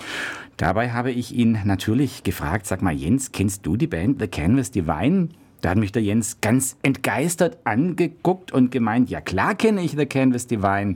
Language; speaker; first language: German; native; German